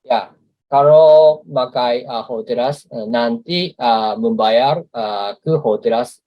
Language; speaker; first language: Indonesian; non-native, learner; Japanese